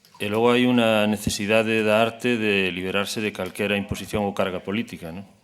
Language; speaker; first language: Galician; non-native, local second language; Spanish